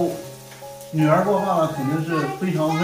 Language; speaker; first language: Chinese; native; Chinese